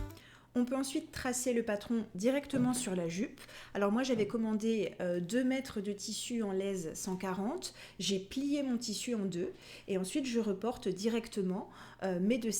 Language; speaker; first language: French; native; French